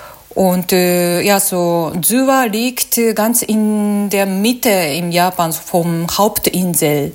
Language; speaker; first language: German; non-native, learner; Japanese